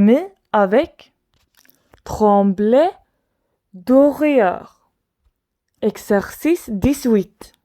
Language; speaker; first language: French; non-native, learner; Swedish